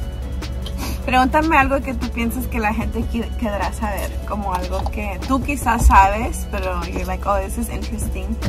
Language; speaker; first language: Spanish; early bilingual, heritage; Spanish